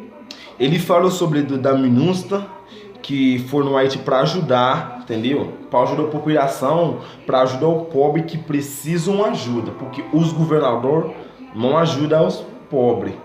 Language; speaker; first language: Portuguese; non-native, fluent; Haitian Creole